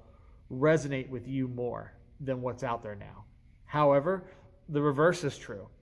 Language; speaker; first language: English; native; English